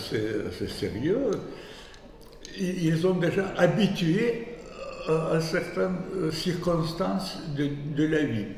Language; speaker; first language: French; non-native, fluent; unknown